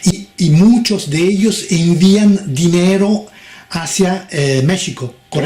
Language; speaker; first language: Spanish; non-native, fluent; Italian